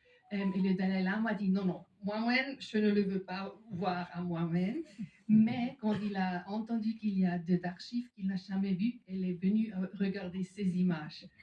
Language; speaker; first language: French; non-native, fluent; German